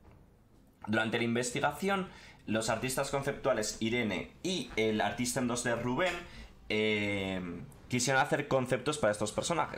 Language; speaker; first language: Spanish; native; Spanish